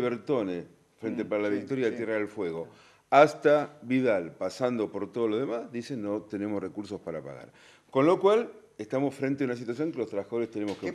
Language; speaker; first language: Spanish; native; Spanish